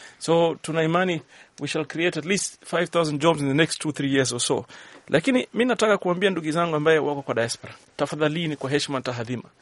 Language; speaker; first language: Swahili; native; Swahili